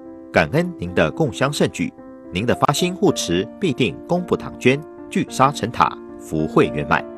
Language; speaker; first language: Chinese; native; Chinese